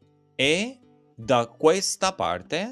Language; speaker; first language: Italian; non-native, fluent; Albanian